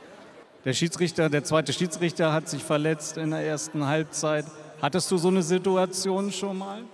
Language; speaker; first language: German; native; German